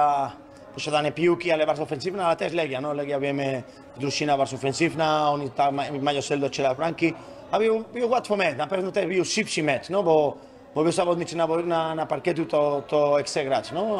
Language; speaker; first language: Polish; non-native, learner; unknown